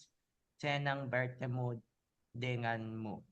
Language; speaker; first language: Indonesian; non-native, learner; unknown